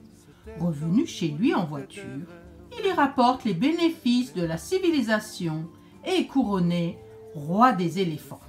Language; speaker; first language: French; native; French